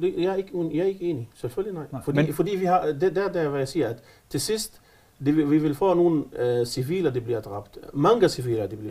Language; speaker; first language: Danish; non-native, fluent; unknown